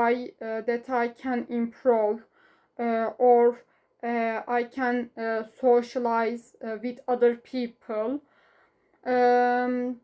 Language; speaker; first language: English; non-native, learner; Turkish